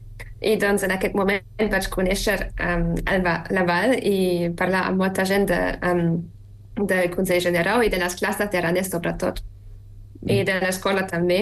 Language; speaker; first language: Catalan; non-native, fluent; German